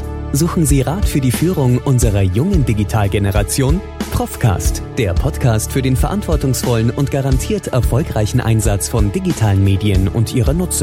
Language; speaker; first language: German; native; German